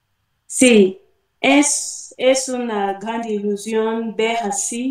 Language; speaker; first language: Spanish; non-native, fluent; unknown